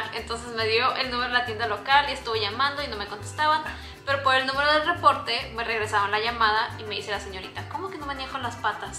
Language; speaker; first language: Spanish; native; Spanish